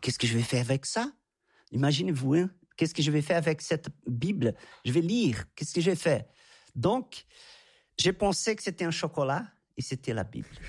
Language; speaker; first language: French; non-native, fluent; Portuguese